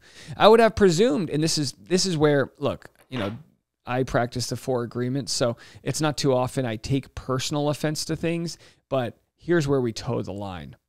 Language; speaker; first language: English; native; English